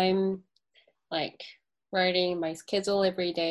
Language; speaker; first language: English; non-native, learner; Korean